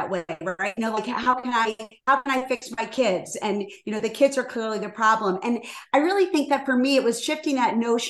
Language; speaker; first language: English; native; English